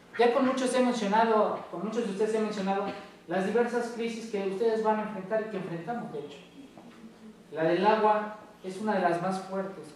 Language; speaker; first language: Spanish; native; Spanish